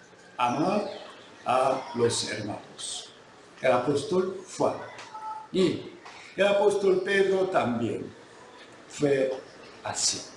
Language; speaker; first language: Spanish; non-native, fluent; Korean